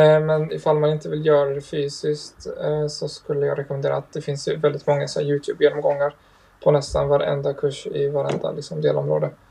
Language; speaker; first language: Swedish; early bilingual, other home language; Arabic